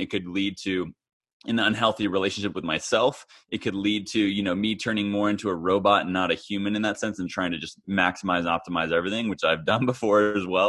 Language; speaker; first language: English; native; English